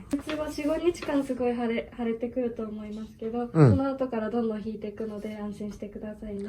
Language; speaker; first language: Japanese; non-native, fluent; Korean